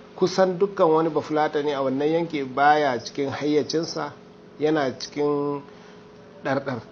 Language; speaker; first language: Hausa; non-native, local second language; Fula